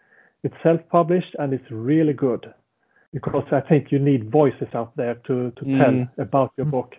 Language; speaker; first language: English; non-native, fluent; Swedish